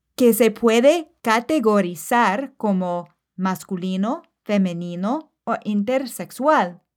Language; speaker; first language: Spanish; non-native, fluent; English